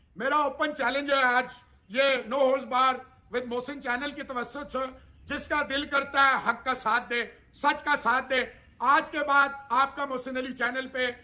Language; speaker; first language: Urdu; native; Urdu